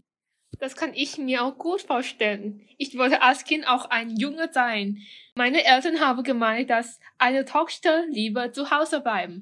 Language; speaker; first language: German; non-native, fluent; Thai